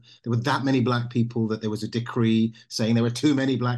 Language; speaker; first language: English; native; English